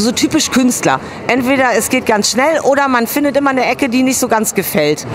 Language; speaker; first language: German; native; German